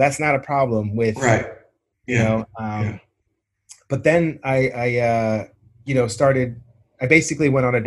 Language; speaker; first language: English; native; English